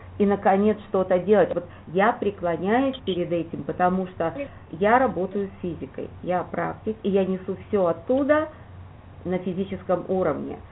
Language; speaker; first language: Russian; native; Russian